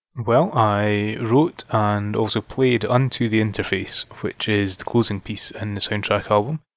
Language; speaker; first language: English; native; English